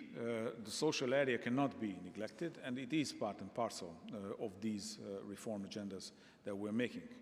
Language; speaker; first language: English; non-native, fluent; Hungarian